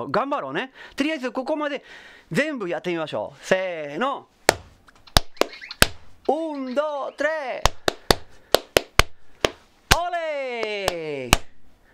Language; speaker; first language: Japanese; non-native, fluent; Spanish